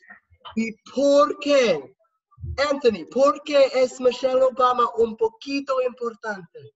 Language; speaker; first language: Spanish; non-native, fluent; English